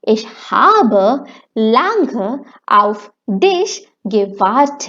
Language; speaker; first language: German; non-native, fluent; Hindi